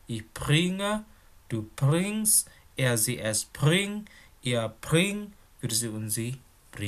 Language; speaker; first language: German; non-native, fluent; Indonesian